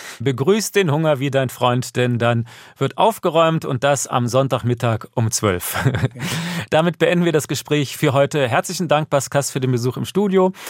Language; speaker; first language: German; native; German